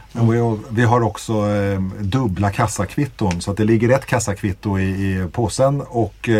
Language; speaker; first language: Swedish; native; Swedish